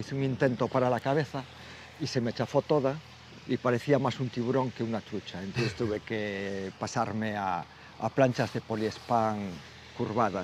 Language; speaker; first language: Spanish; native; Spanish